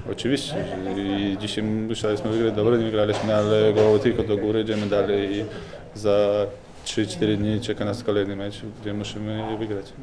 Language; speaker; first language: Polish; non-native, fluent; Latvian